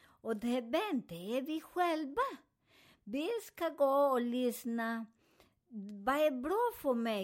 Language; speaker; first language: Swedish; non-native, fluent; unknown